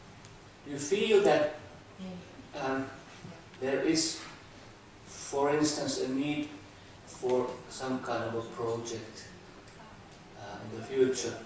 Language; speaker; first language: English; non-native, fluent; Finnish